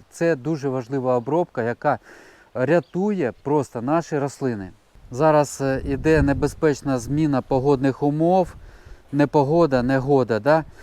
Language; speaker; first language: Ukrainian; non-native, local second language; Russian